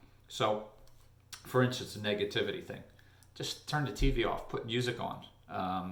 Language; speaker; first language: English; native; English